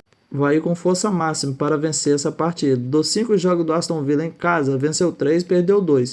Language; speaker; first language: Portuguese; native; Portuguese